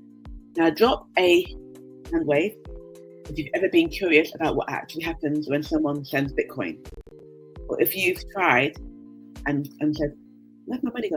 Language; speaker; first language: English; native; English